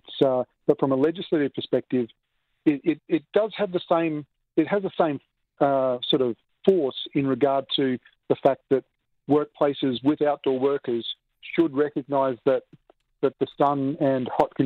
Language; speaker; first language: English; native; English